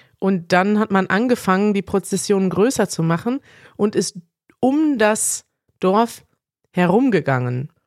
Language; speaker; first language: German; native; German